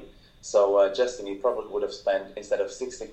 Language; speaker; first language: English; non-native, fluent; Portuguese